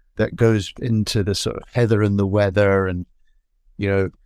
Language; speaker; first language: English; native; English